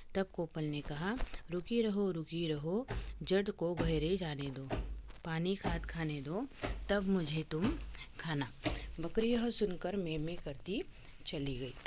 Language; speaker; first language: Hindi; non-native, local second language; Marathi